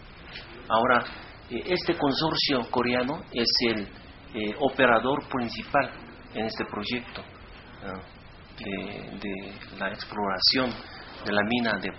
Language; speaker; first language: Spanish; non-native, fluent; Korean